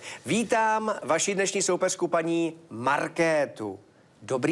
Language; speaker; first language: Czech; native; Czech